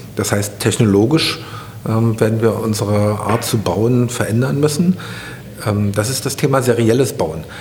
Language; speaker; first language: German; native; German